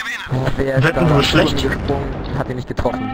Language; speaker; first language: German; native; German